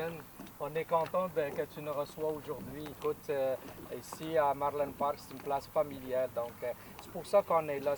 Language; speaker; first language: French; native; French